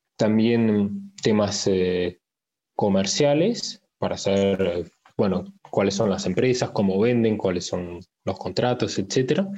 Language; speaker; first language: Spanish; early bilingual, heritage; Spanish